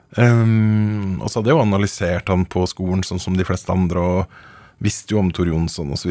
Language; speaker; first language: Norwegian; native; Norwegian